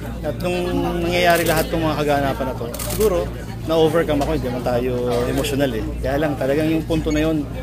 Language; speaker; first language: Filipino; native; Filipino